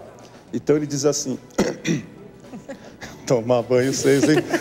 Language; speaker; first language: Portuguese; native; Portuguese